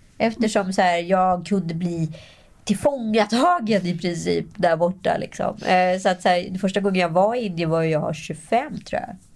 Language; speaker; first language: Swedish; native; Swedish